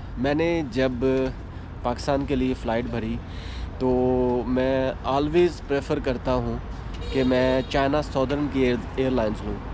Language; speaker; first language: Urdu; non-native, local second language; Punjabi